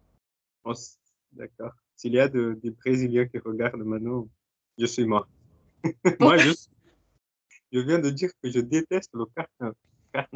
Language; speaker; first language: French; non-native, fluent; Portuguese